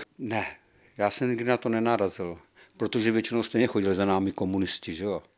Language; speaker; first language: Czech; native; Czech